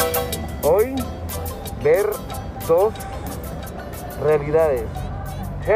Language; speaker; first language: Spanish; non-native, learner; English